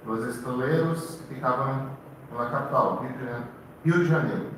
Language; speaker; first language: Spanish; non-native, learner; Portuguese